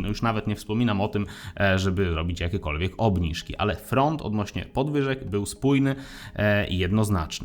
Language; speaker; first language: Polish; native; Polish